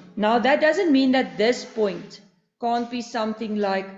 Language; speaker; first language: English; non-native, local second language; Afrikaans